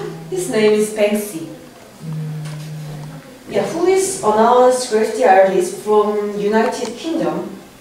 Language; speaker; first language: English; non-native, learner; Korean